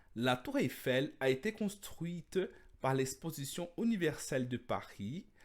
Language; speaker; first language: French; non-native, fluent; Portuguese